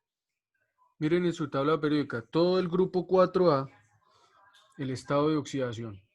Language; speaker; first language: Spanish; native; Spanish